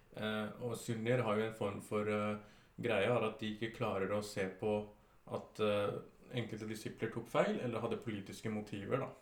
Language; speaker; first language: Norwegian; early bilingual, other home language; Urdu